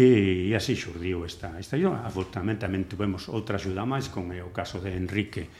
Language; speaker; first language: Galician; native; Galician